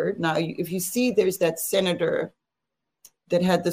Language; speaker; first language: English; native; English